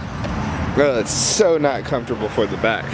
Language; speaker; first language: English; native; English